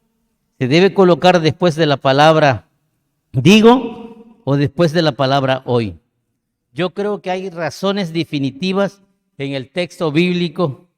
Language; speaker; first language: Spanish; native; Spanish